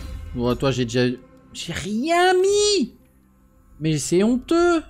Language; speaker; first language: French; native; French